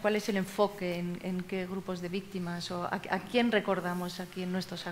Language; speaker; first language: Spanish; native; Spanish